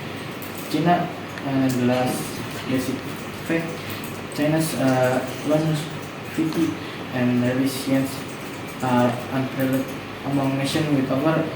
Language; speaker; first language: English; non-native, learner; Indonesian